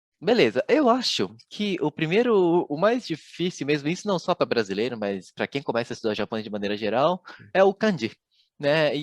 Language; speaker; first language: Portuguese; early bilingual, other home language; Japanese